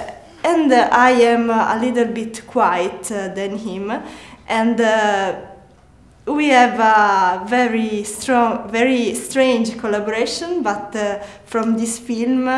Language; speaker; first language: English; non-native, learner; Italian